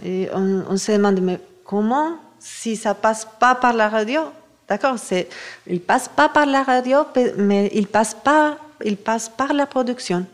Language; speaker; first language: French; non-native, fluent; Spanish